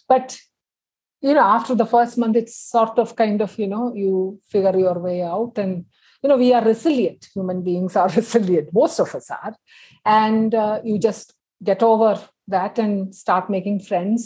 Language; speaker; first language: English; non-native, local second language; Tamil